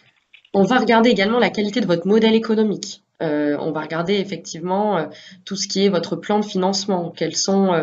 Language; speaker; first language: French; native; French